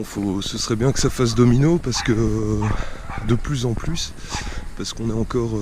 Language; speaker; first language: French; native; French